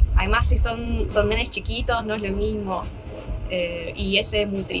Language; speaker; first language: Spanish; non-native, fluent; Russian